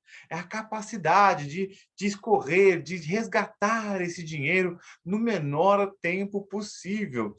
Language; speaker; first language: Portuguese; native; Portuguese